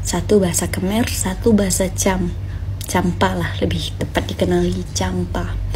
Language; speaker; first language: Indonesian; non-native, fluent; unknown